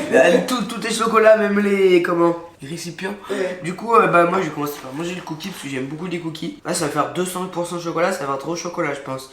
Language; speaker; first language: French; native; French